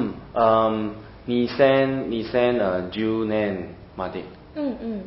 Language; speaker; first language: Japanese; non-native, learner; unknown